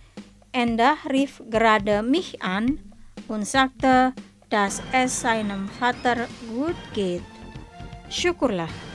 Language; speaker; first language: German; non-native, fluent; Indonesian